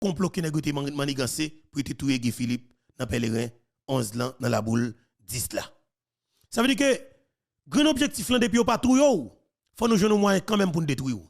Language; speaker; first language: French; non-native, local second language; Haitian Creole